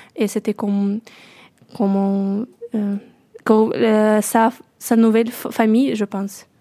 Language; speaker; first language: French; non-native, learner; Russian